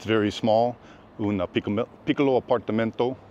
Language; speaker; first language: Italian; non-native, learner; English